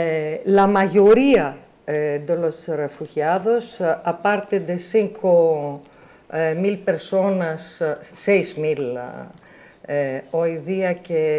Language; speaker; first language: Spanish; non-native, learner; Greek